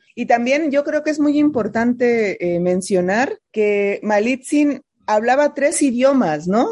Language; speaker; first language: Spanish; native; Spanish